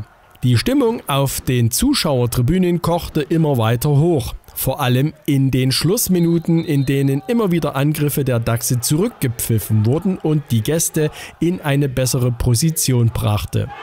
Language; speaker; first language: German; native; German